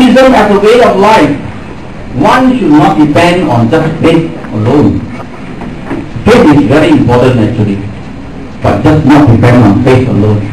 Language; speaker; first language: English; non-native, local second language; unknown